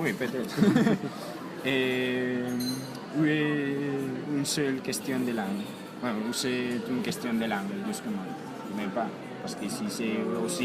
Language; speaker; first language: French; non-native, learner; Spanish